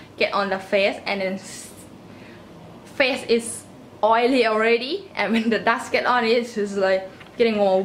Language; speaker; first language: English; non-native, learner; Thai